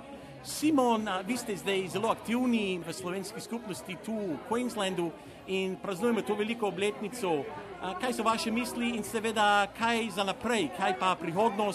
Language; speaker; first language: Slovenian; native; Slovenian